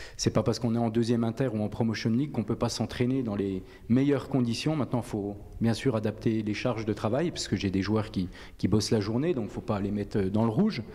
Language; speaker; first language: French; native; French